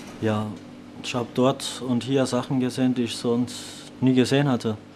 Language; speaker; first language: German; early bilingual, other home language; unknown